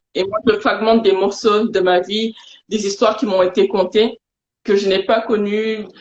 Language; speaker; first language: French; non-native, local second language; Wolof